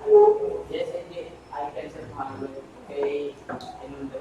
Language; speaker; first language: English; non-native, learner; Indonesian